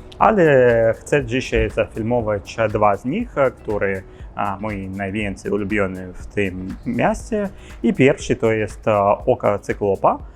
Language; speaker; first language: Polish; non-native, learner; Ukrainian